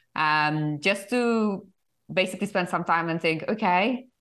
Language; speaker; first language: English; non-native, fluent; Polish